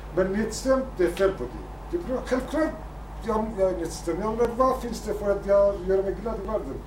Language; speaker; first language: Swedish; non-native, fluent; Kurdish